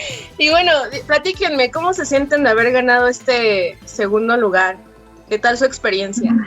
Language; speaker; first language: Spanish; native; Spanish